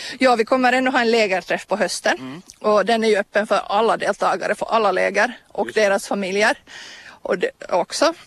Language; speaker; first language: Swedish; native; Swedish